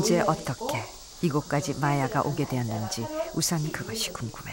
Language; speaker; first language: Korean; native; Korean